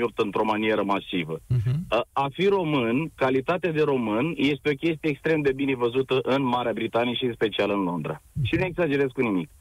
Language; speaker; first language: Romanian; native; Romanian